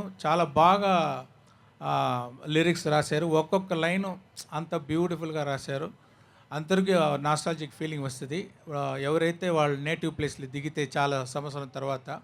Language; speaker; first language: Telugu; non-native, fluent; Tamil